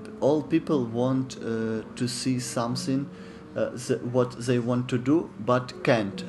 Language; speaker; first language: English; non-native, learner; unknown